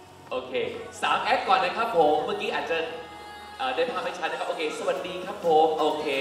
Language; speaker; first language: Thai; native; Thai